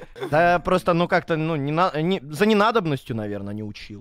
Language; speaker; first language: Russian; native; Russian